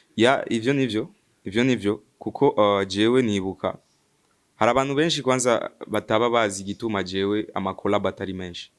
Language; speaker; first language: Rundi; early bilingual, heritage; Rundi